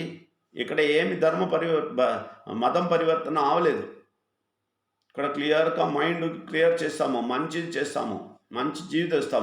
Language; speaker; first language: Telugu; non-native, fluent; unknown